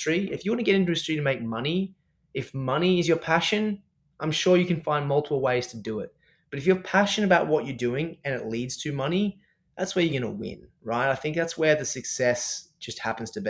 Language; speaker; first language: English; native; English